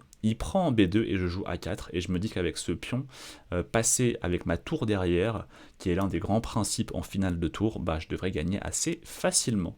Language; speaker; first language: French; native; French